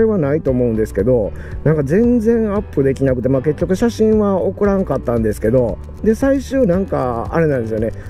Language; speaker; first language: Japanese; native; Japanese